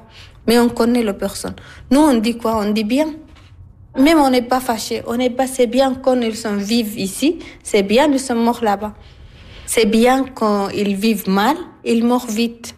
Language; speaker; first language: French; non-native, learner; Arabic